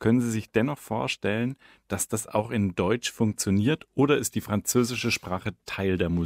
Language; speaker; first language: German; native; German